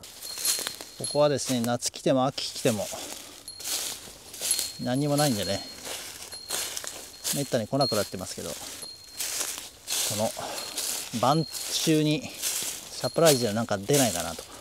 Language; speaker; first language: Japanese; native; Japanese